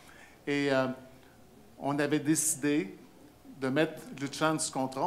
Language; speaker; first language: French; native; French